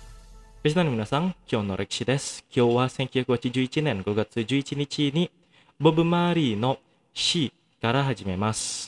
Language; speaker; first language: Japanese; non-native, fluent; Indonesian